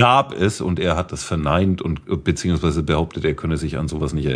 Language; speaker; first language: German; native; German